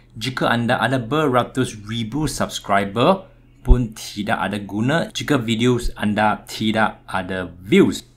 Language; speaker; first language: Malay; non-native, local second language; Chinese